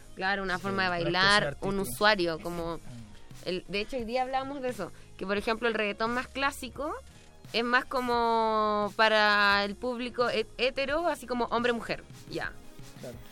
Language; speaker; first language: Spanish; native; Spanish